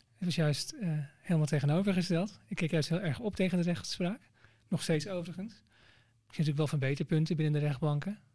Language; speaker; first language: Dutch; native; Dutch